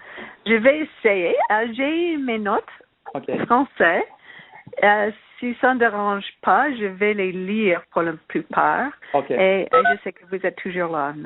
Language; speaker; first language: French; non-native, learner; English